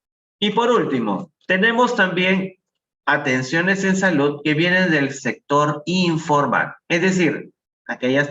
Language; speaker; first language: Spanish; native; Spanish